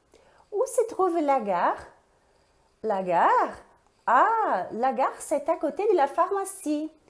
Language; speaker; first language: French; non-native, fluent; Portuguese